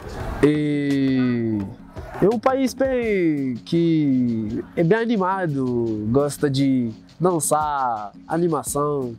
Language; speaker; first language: Portuguese; non-native, fluent; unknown